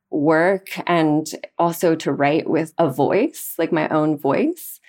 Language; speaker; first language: English; early bilingual, other home language; Spanish